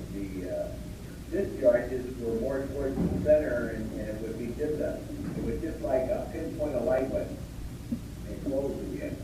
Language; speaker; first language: English; native; English